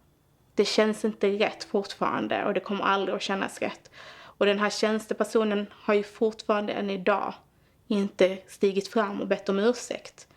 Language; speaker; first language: Swedish; native; Swedish